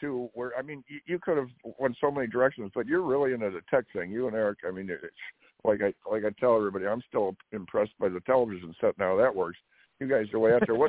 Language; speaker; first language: English; native; English